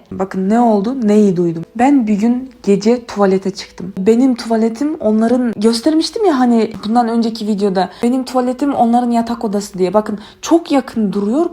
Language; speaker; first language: Turkish; native; Turkish